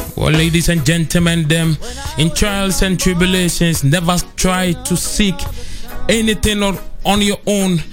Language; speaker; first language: English; non-native, local second language; Akan